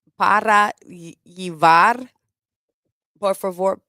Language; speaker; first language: Spanish; non-native, learner; English